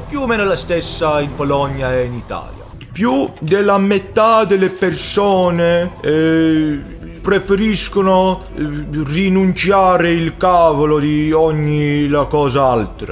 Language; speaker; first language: Italian; non-native, learner; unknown